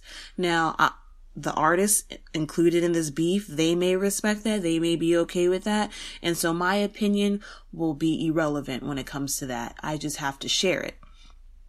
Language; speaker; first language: English; native; English